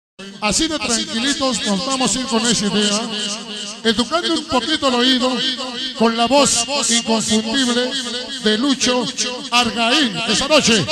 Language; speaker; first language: Spanish; native; Spanish